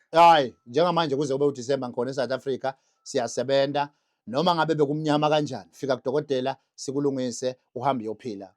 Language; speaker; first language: Zulu; non-native, local second language; Swati